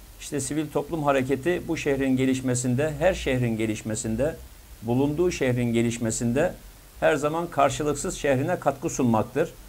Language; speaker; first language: Turkish; native; Turkish